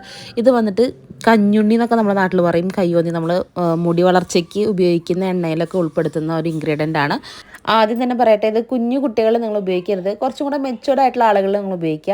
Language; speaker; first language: Malayalam; native; Malayalam